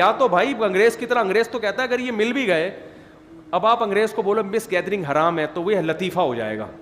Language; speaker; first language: Urdu; native; Urdu